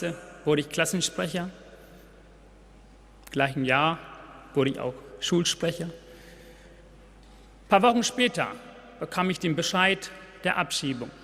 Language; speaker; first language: German; non-native, fluent; Tamil